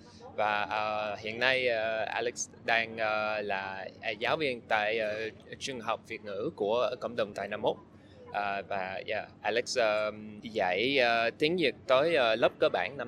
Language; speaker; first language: Vietnamese; non-native, learner; English